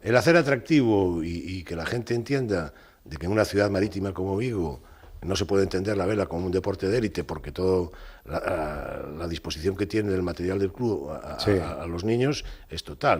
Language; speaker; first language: Spanish; native; Spanish